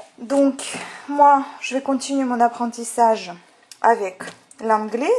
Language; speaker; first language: French; native; French